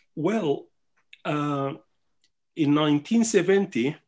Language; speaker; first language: English; non-native, fluent; Arabic